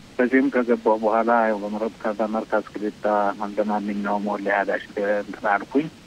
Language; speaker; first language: Amharic; native; Amharic